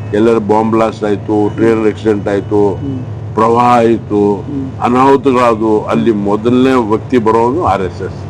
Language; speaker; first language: Kannada; non-native, local second language; Lambadi